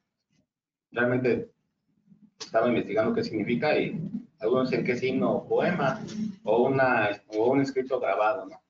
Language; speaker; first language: Spanish; native; Spanish